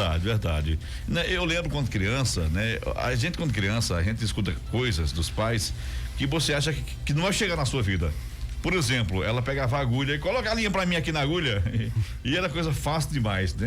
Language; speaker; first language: Portuguese; native; Portuguese